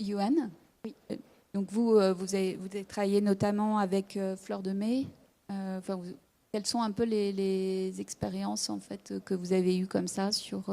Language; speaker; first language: French; native; French